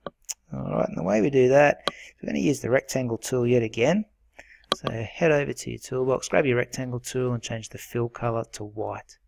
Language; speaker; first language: English; native; English